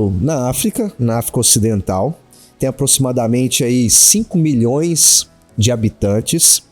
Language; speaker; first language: Portuguese; native; Portuguese